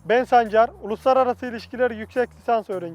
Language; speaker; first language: Turkish; native; Turkish